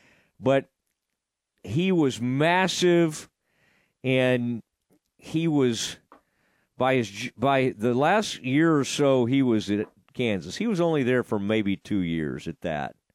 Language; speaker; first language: English; native; English